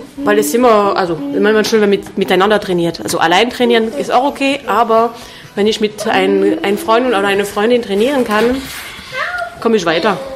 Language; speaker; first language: German; non-native, fluent; French